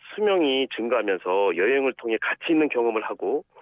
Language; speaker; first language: Korean; native; Korean